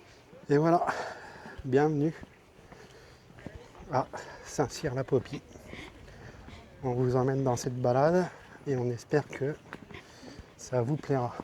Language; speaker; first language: French; native; French